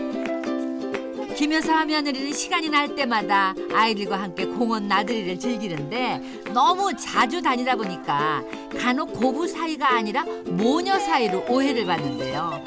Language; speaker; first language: Korean; native; Korean